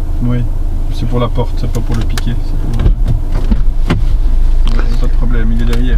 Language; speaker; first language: French; native; French